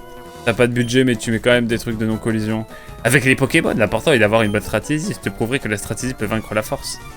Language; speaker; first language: French; native; French